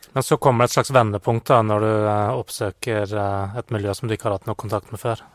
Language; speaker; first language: Norwegian; native; Norwegian